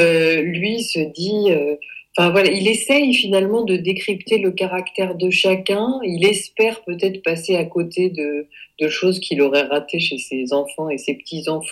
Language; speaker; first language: French; native; French